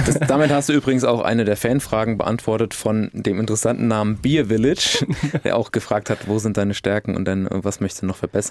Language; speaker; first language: German; native; German